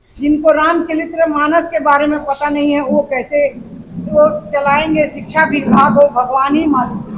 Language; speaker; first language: Hindi; native; Hindi